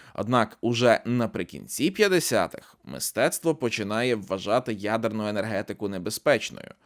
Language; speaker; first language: Ukrainian; native; Ukrainian